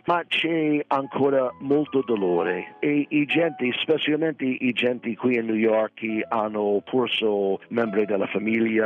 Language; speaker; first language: Italian; non-native, fluent; English